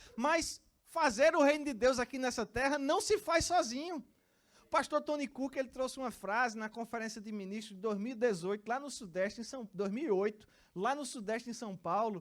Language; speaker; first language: Portuguese; native; Portuguese